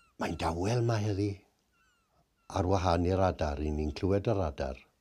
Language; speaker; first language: Welsh; native; Welsh